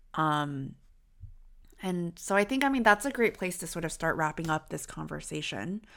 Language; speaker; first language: English; early bilingual, other home language; Chinese